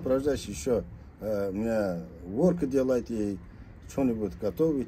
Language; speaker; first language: Russian; non-native, local second language; Kazakh